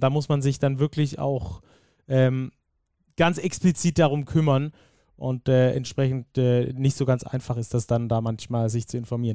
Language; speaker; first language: German; native; German